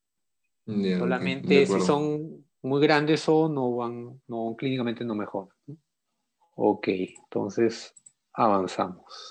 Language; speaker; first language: Spanish; native; Spanish